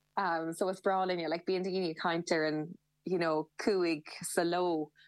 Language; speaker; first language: Irish; non-native, local second language; English